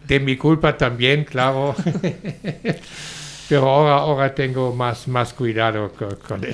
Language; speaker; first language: Spanish; non-native, fluent; German